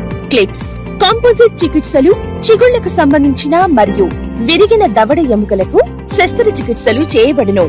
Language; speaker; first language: Telugu; native; Telugu